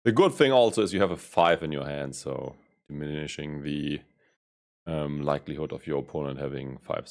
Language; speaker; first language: English; non-native, fluent; German